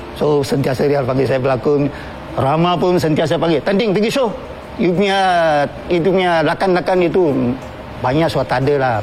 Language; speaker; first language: Malay; non-native, local second language; Chinese